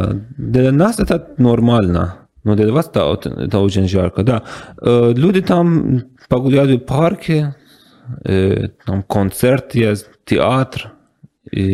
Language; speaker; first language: Russian; non-native, learner; Persian